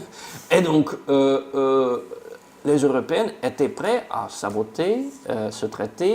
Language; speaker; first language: French; non-native, fluent; Russian